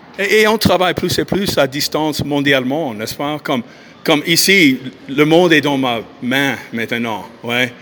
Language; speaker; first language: French; non-native, fluent; English